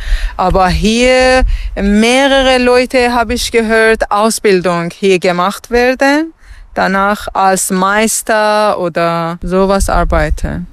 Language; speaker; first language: German; non-native, learner; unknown